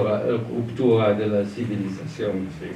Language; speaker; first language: Spanish; non-native, learner; German